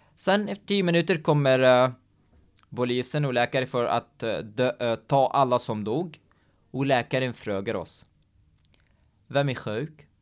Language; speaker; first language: Swedish; non-native, fluent; Arabic